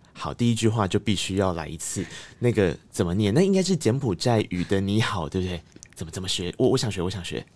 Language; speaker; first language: Chinese; native; Chinese